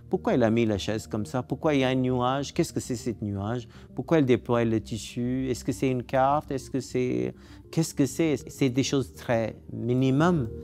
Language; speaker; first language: French; non-native, fluent; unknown